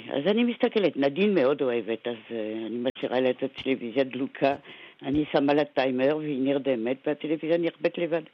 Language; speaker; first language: Hebrew; non-native, fluent; French